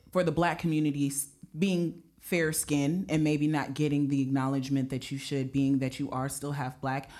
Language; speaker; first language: English; native; English